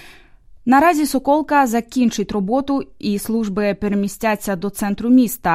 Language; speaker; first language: Ukrainian; native; Ukrainian